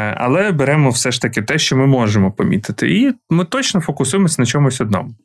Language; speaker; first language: Ukrainian; non-native, local second language; Russian